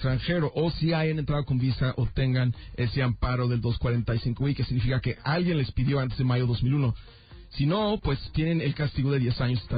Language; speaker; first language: Spanish; native; Spanish